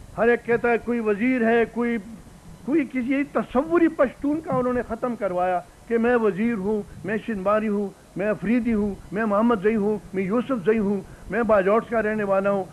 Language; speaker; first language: Urdu; non-native, local second language; Pashto